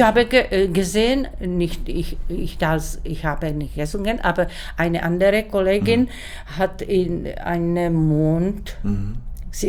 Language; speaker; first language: German; non-native, learner; Czech